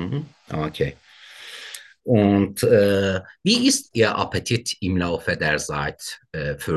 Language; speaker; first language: German; non-native, learner; Turkish